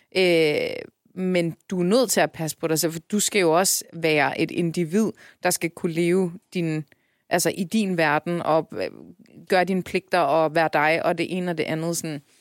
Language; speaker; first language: Danish; early bilingual, other home language; Turkish